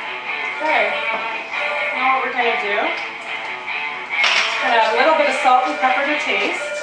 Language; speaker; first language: English; native; English